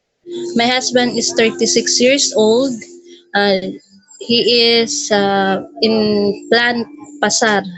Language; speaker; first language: English; non-native, local second language; Filipino